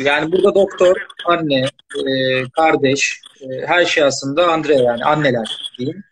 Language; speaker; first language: Turkish; native; Turkish